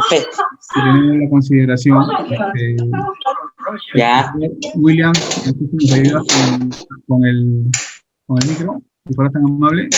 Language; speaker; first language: Spanish; native; Spanish